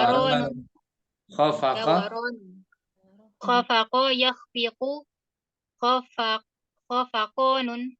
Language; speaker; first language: Arabic; non-native, learner; Indonesian